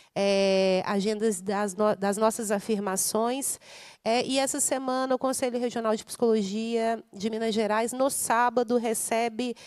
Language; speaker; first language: Portuguese; native; Portuguese